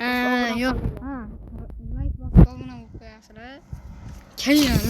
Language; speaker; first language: Turkish; non-native, learner; Uzbek